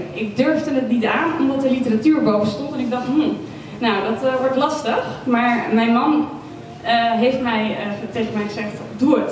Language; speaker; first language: Dutch; native; Dutch